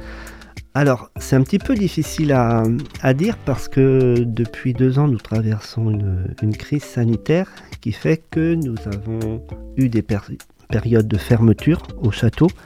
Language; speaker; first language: French; native; French